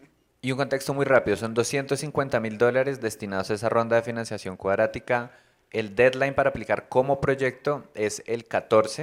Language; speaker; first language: Spanish; native; Spanish